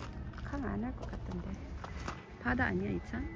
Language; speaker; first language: Korean; non-native, fluent; Cebuano